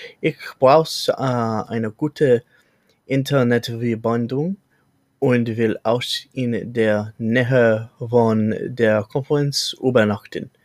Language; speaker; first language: German; non-native, learner; English